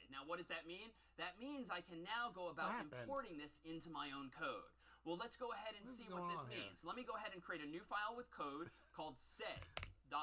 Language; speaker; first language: English; native; English